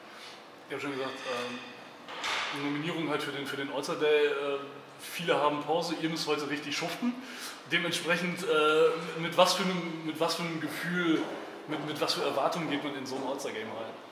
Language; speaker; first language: German; native; German